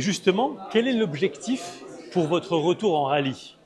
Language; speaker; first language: French; native; French